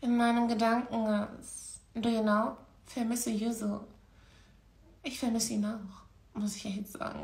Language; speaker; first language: German; native; German